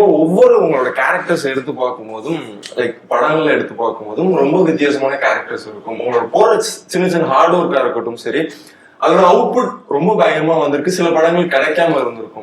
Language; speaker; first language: Tamil; native; Tamil